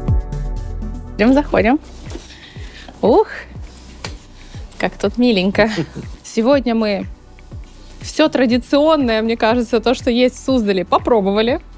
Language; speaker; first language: Russian; native; Russian